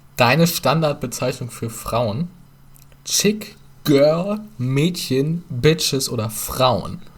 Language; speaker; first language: German; early bilingual, other home language; Turkish